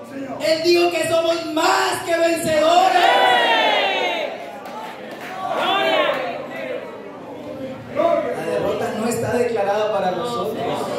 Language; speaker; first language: Spanish; native; Spanish